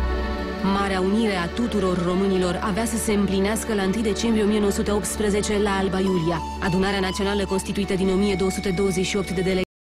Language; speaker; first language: Romanian; native; Romanian